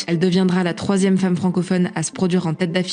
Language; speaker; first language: French; native; French